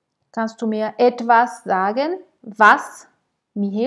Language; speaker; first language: German; non-native, fluent; French